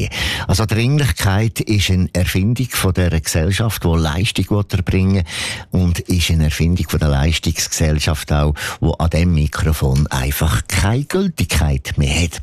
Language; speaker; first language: German; native; German